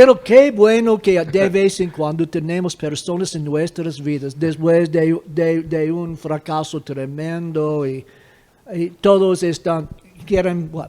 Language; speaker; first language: Spanish; non-native, fluent; English